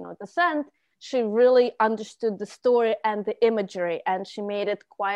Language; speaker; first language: English; non-native, fluent; Russian